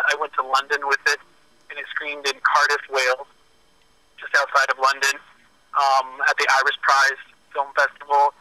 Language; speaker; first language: English; native; English